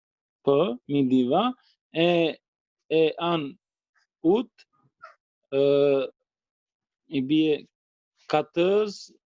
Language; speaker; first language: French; non-native, learner; Albanian